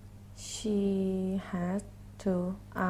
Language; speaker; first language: English; non-native, learner; Thai